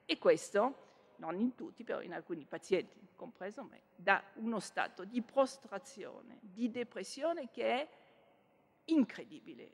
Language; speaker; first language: Italian; non-native, fluent; French